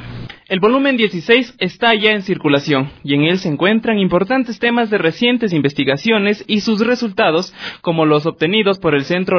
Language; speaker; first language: Spanish; native; Spanish